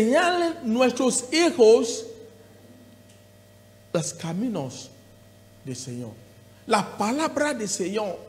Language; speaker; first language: Spanish; non-native, learner; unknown